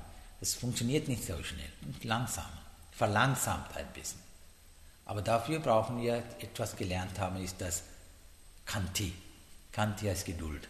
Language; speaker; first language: German; non-native, learner; Sinhala